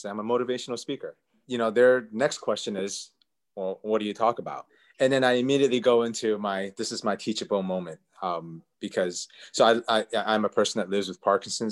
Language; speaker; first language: English; early bilingual, other home language; Chinese